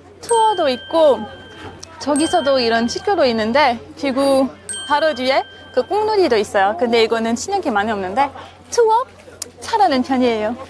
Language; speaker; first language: Korean; non-native, fluent; French